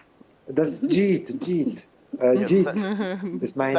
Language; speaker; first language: German; non-native, fluent; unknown